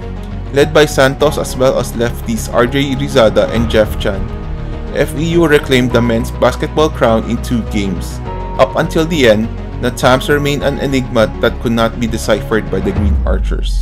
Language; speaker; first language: English; non-native, local second language; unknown